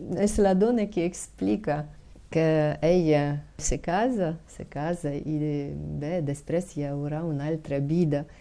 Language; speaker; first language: Catalan; non-native, fluent; Ukrainian